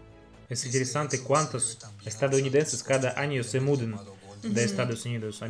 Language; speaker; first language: Spanish; non-native, fluent; Russian